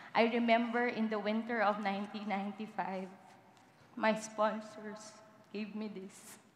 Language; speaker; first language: English; non-native, local second language; Filipino